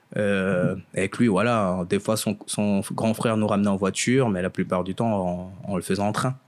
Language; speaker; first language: French; early bilingual, other home language; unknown